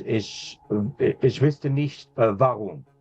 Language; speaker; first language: German; non-native, learner; English